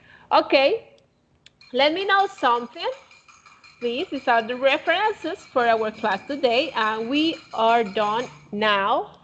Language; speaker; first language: English; non-native, fluent; Spanish